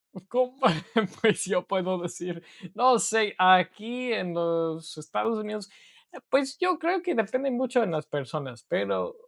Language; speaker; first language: Spanish; non-native, learner; English